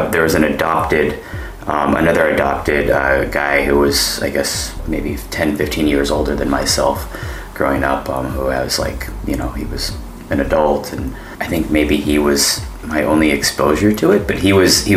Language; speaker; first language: English; native; English